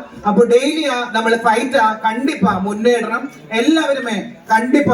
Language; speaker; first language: Tamil; non-native, learner; Malayalam